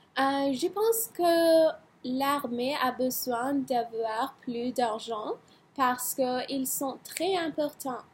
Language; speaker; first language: French; non-native, learner; English